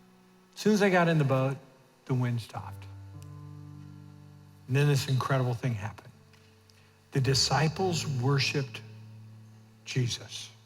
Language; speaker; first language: English; native; English